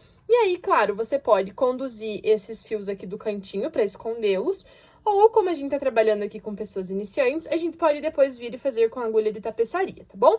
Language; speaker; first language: Portuguese; native; Portuguese